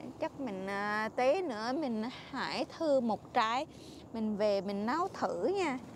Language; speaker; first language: Vietnamese; non-native, fluent; Jarai